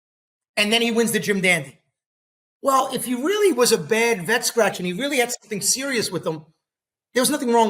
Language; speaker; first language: English; native; English